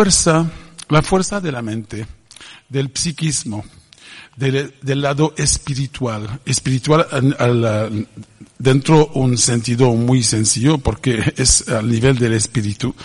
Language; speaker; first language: Spanish; non-native, fluent; French